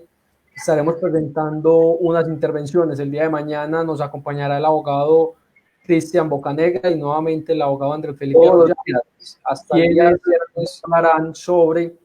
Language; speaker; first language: Spanish; native; Spanish